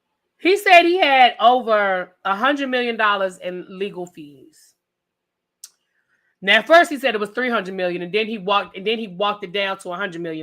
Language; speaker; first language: English; native; English